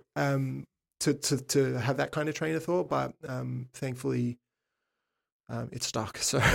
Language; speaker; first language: English; native; English